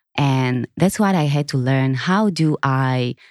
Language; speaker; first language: English; non-native, fluent; Hebrew